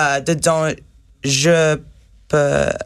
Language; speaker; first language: French; non-native, learner; English